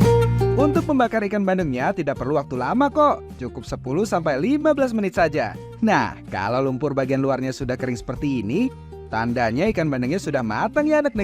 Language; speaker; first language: Indonesian; native; Indonesian